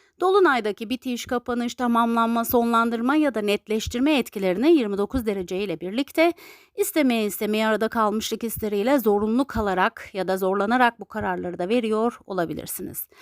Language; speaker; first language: Turkish; native; Turkish